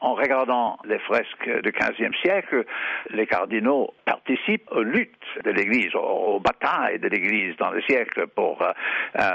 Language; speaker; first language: French; non-native, fluent; English